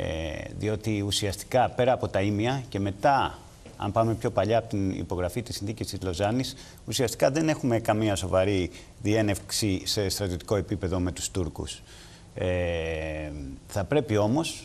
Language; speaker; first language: Greek; native; Greek